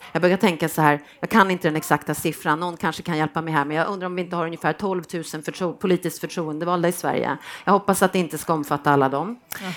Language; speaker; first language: Swedish; native; Swedish